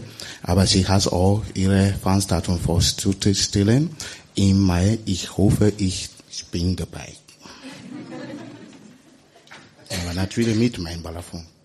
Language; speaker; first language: German; non-native, learner; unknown